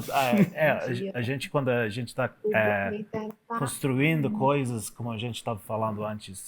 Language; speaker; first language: Portuguese; non-native, fluent; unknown